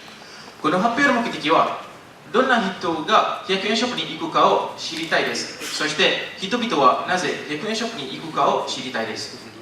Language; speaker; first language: Japanese; non-native, learner; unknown